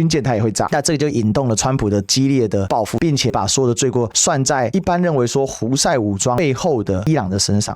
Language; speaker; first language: Chinese; native; Chinese